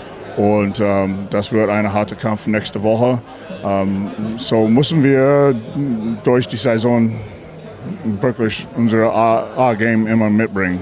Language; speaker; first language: German; non-native, fluent; English